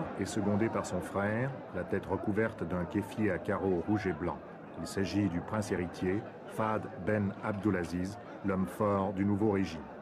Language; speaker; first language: French; native; French